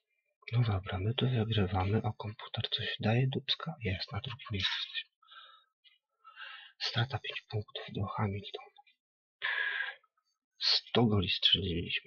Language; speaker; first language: Polish; native; Polish